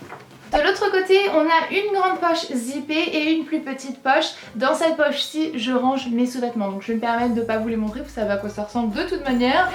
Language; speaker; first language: French; native; French